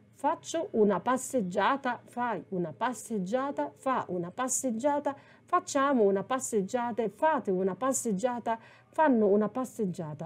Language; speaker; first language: Italian; non-native, fluent; Arabic